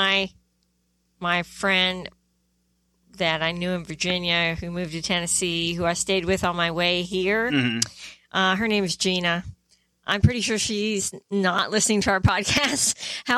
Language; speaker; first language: English; native; English